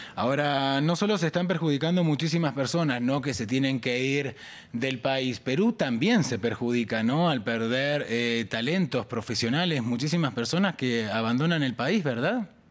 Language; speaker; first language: Spanish; native; Spanish